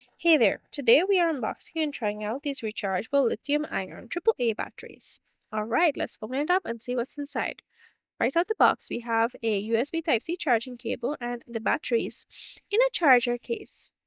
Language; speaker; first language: English; native; English